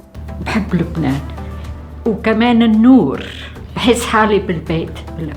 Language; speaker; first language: Arabic; non-native, fluent; French